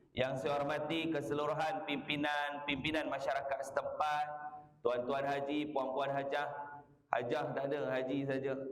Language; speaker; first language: Malay; native; Malay